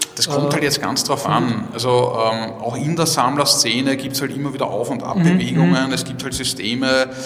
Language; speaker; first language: German; native; German